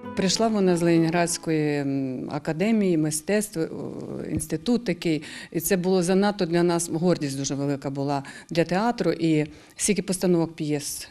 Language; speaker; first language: Ukrainian; native; Ukrainian